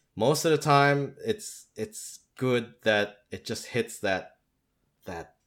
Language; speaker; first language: English; native; English